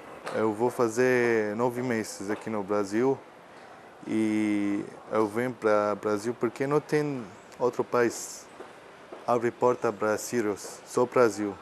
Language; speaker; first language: Portuguese; non-native, learner; Arabic